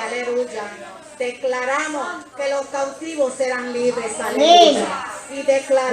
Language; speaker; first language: Spanish; native; Spanish